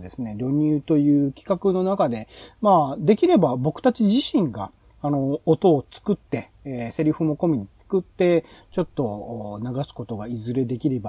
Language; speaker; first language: Japanese; native; Japanese